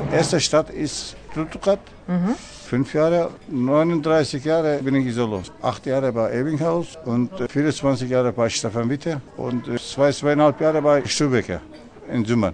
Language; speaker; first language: German; non-native, learner; Turkish